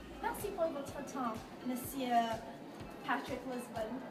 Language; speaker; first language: French; non-native, learner; English